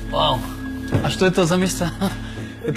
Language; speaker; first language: Russian; non-native, learner; Spanish